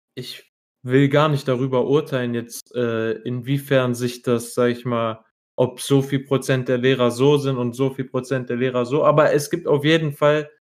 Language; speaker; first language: German; early bilingual, other home language; Arabic